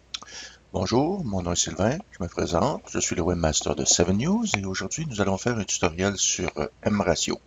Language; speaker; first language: French; native; French